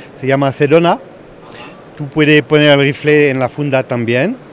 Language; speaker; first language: Spanish; non-native, learner; French